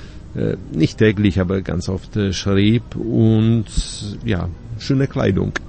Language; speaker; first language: German; non-native, fluent; Polish